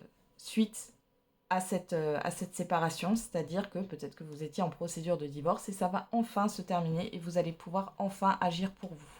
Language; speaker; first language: French; native; French